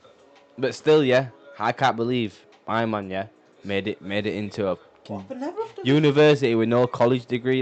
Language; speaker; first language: English; native; English